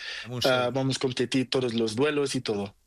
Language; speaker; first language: Spanish; non-native, learner; Portuguese